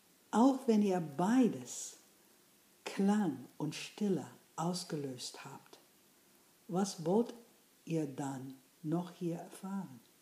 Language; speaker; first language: German; non-native, fluent; English